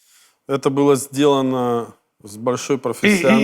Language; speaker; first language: Russian; native; Russian